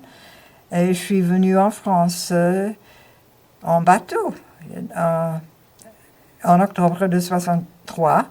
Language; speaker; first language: French; non-native, fluent; English